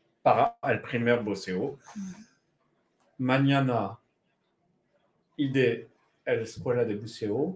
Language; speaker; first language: Spanish; non-native, learner; French